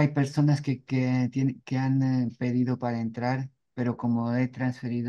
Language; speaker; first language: Spanish; non-native, learner; Portuguese